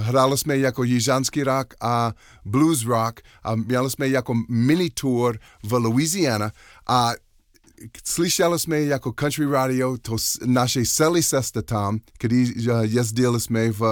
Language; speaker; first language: Czech; non-native, learner; English